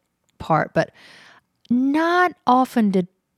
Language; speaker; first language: English; native; English